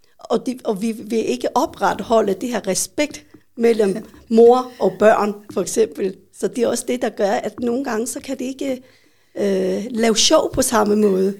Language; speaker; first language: Danish; early bilingual, other home language; Vietnamese